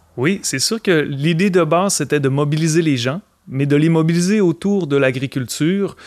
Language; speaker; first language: French; native; French